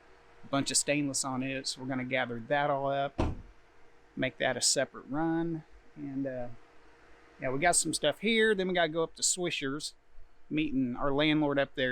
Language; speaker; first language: English; native; English